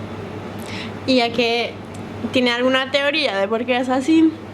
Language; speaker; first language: Spanish; non-native, fluent; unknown